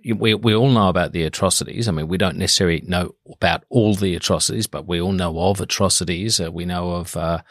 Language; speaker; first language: English; native; English